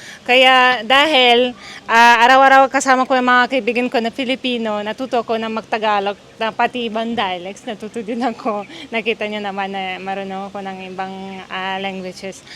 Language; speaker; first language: Filipino; non-native, fluent; Russian